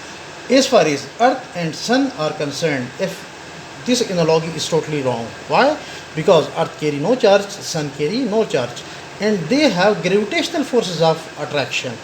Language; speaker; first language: English; non-native, local second language; Pashto